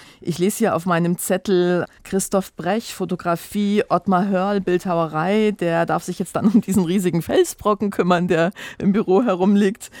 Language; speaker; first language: German; native; German